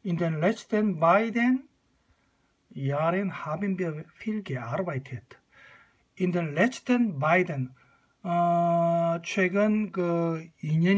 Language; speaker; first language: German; non-native, fluent; Korean